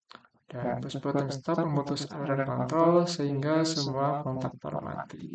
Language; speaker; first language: Indonesian; native; Indonesian